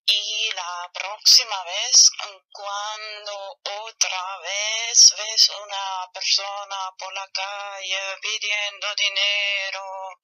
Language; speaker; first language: Spanish; non-native, fluent; German